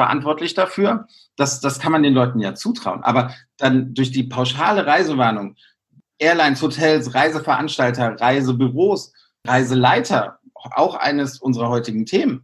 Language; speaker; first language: German; native; German